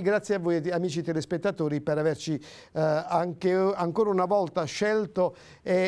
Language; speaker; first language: Italian; native; Italian